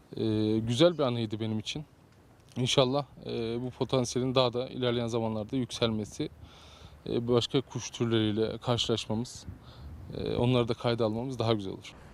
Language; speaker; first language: Turkish; native; Turkish